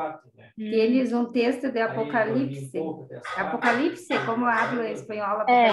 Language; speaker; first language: Spanish; non-native, learner; Portuguese